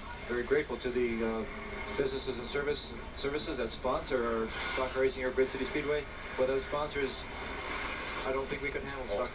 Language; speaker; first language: English; native; English